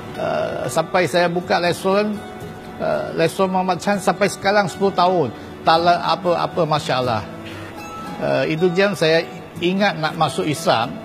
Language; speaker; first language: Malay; non-native, local second language; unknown